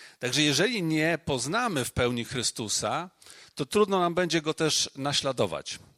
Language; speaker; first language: Polish; native; Polish